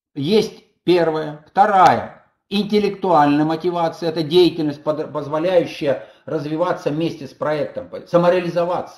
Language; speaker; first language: Russian; native; Russian